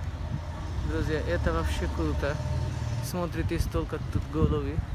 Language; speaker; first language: Russian; non-native, learner; Bangla